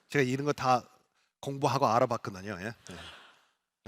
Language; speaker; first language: Korean; early bilingual, other home language; English